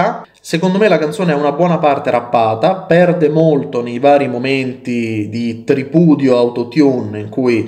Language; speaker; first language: Italian; native; Italian